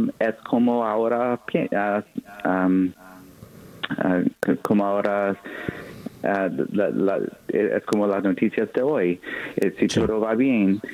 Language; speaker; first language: Spanish; non-native, fluent; English